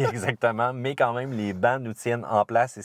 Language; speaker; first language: French; native; French